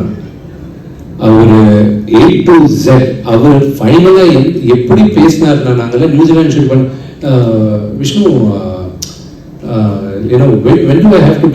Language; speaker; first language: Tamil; non-native, local second language; Telugu